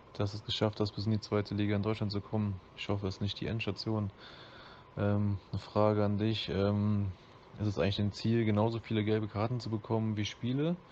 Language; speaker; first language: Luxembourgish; native; Luxembourgish